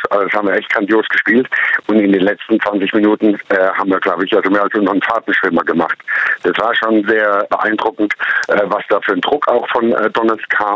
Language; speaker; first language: German; native; German